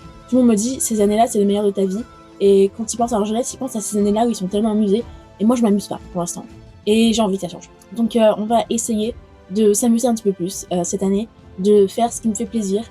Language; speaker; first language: French; native; French